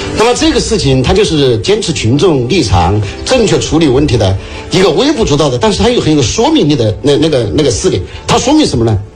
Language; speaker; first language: Chinese; native; Chinese